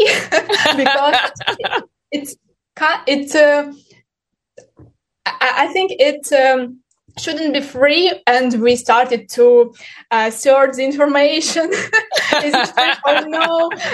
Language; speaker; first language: English; non-native, fluent; Ukrainian